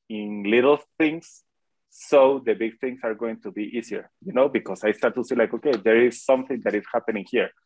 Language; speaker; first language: English; non-native, fluent; Spanish